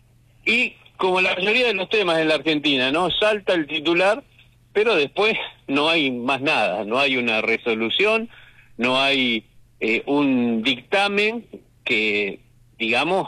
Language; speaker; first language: Spanish; native; Spanish